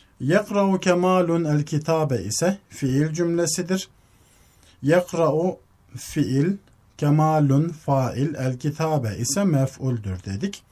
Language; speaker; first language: Turkish; native; Turkish